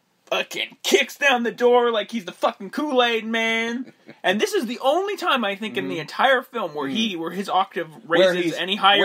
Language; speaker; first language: English; native; English